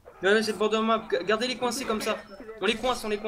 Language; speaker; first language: French; native; French